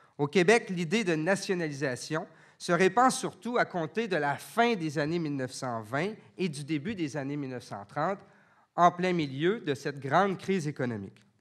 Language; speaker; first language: French; native; French